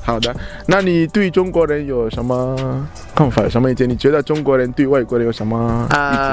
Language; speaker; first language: Chinese; non-native, fluent; French